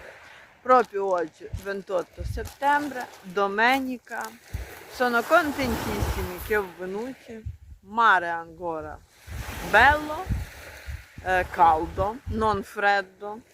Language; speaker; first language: Italian; non-native, learner; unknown